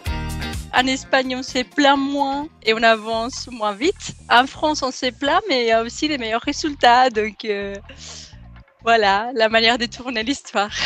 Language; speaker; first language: French; non-native, fluent; Spanish